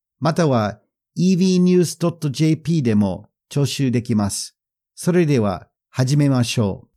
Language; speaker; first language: Japanese; non-native, fluent; English